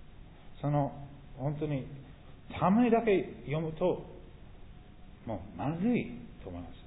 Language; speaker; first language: Japanese; non-native, fluent; English